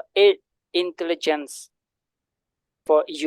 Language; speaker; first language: English; non-native, learner; Indonesian